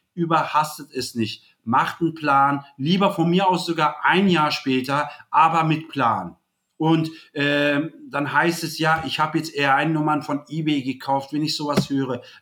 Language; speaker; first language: German; native; German